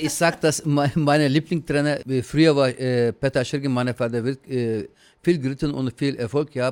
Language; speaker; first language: German; non-native, learner; Turkish